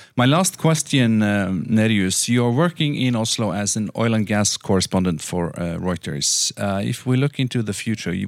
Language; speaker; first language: English; non-native, fluent; Norwegian